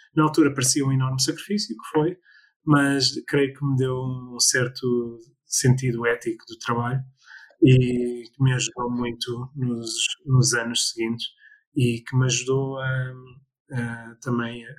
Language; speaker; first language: Portuguese; early bilingual, other home language; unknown